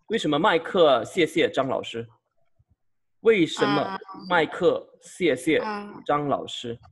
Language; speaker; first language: Chinese; non-native, fluent; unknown